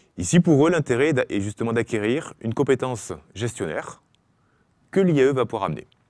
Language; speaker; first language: French; native; French